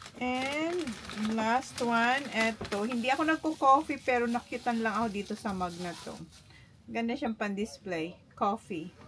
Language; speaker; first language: Filipino; non-native, local second language; Bikol